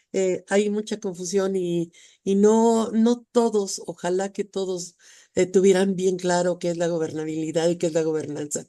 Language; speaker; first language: Spanish; native; Spanish